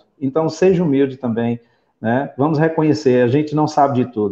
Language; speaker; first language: Portuguese; native; Portuguese